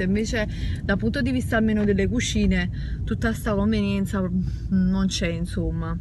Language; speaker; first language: Italian; native; Italian